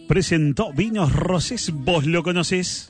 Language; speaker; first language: Spanish; native; Spanish